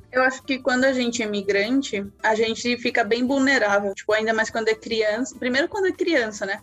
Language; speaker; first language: Portuguese; early bilingual, other home language; Spanish